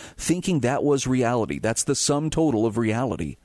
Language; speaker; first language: English; native; English